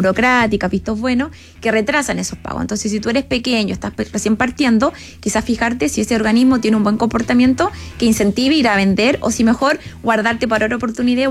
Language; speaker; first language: Spanish; native; Spanish